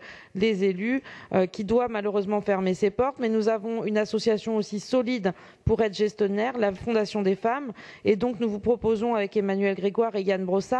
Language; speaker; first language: French; native; French